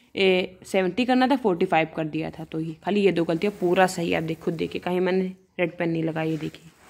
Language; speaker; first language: Hindi; native; Hindi